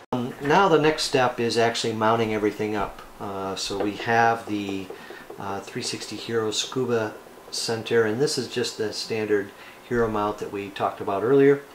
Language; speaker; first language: English; native; English